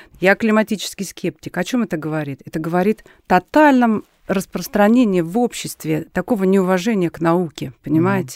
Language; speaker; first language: Russian; native; Russian